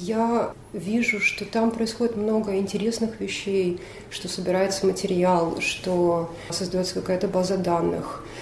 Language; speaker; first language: Russian; native; Russian